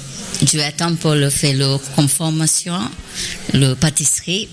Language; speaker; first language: French; non-native, learner; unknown